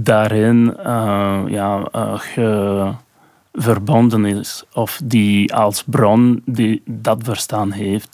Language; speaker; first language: Dutch; non-native, local second language; French